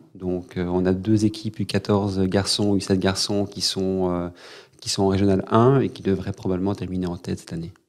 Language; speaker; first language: French; native; French